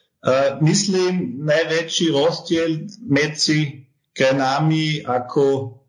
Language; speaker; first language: Slovak; non-native, learner; German